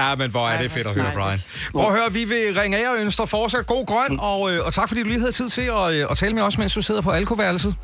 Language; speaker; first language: Danish; native; Danish